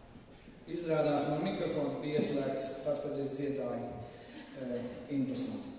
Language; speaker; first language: Latvian; native; Latvian